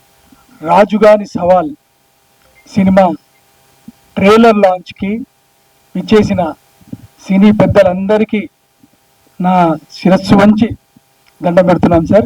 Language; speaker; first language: Telugu; native; Telugu